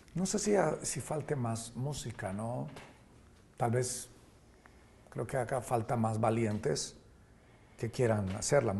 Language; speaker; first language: Spanish; native; Spanish